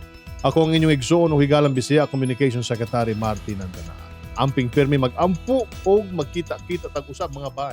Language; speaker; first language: Cebuano; native; Cebuano